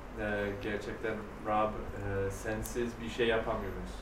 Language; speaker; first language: Turkish; non-native, fluent; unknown